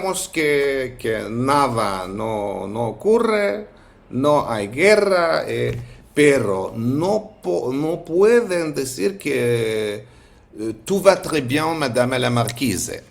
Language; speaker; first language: Spanish; non-native, fluent; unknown